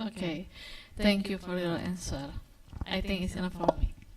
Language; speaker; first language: English; non-native, learner; Indonesian